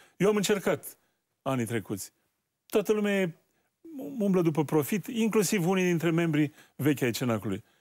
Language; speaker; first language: Romanian; native; Romanian